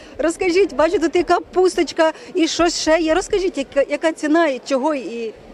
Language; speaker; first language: Ukrainian; native; Ukrainian